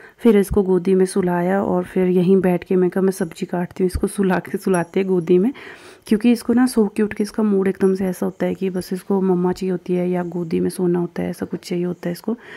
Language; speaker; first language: Hindi; non-native, local second language; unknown